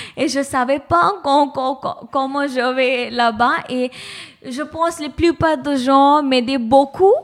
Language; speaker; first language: French; non-native, learner; Hindi